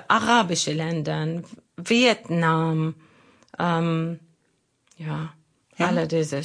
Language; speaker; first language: German; non-native, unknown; Arabic